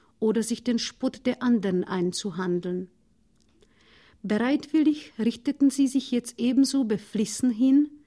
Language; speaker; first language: German; non-native, fluent; Czech